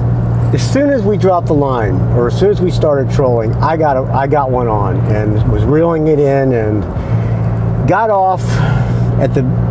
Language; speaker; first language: English; native; English